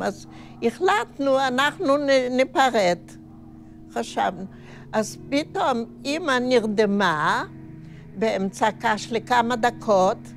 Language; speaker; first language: Hebrew; non-native, fluent; Yiddish